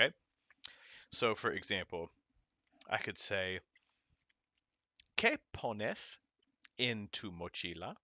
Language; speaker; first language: Spanish; non-native, fluent; English